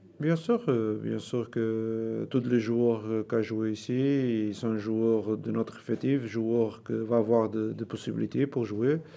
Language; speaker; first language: French; non-native, learner; Portuguese